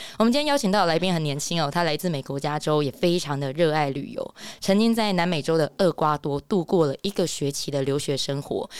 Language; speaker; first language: Chinese; native; Chinese